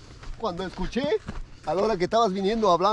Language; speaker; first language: Spanish; native; Spanish